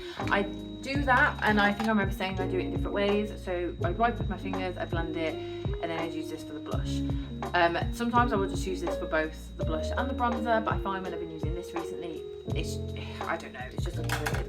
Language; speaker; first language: English; native; English